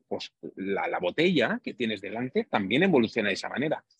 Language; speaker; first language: Spanish; non-native, fluent; Hungarian